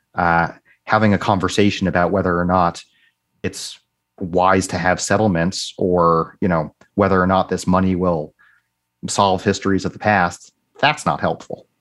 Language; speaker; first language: English; native; English